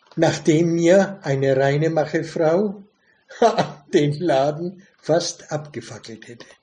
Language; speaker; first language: German; native; German